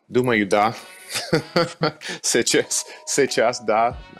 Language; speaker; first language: Russian; non-native, learner; English